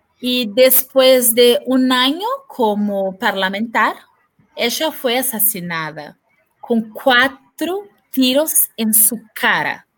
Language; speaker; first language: Spanish; non-native, fluent; Portuguese